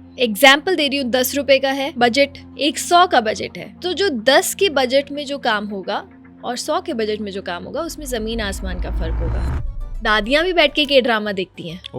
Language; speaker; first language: Hindi; native; Hindi